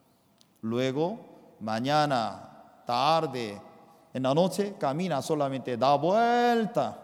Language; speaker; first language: Spanish; non-native, fluent; Korean